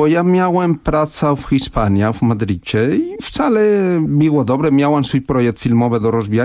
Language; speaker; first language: Polish; non-native, fluent; Spanish